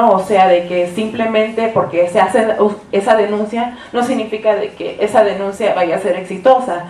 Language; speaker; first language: Spanish; early bilingual, heritage; Spanish